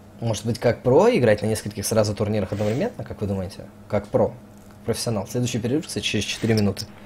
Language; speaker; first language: Russian; native; Russian